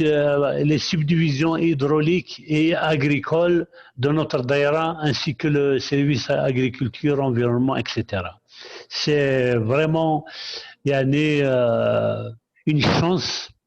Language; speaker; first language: French; non-native, local second language; Kabyle